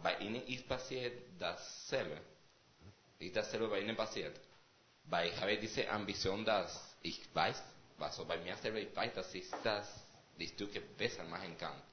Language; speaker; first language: German; non-native, learner; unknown